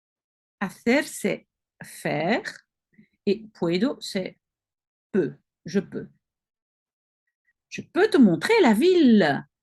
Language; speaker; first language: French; non-native, local second language; Dutch